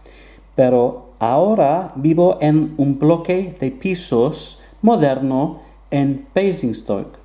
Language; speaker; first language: Spanish; non-native, fluent; English